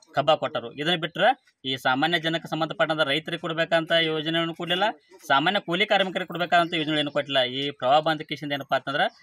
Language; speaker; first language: Kannada; native; Kannada